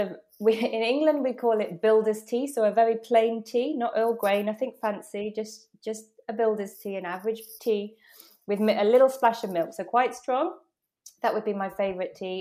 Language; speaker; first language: English; native; English